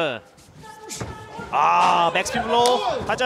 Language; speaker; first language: Korean; native; Korean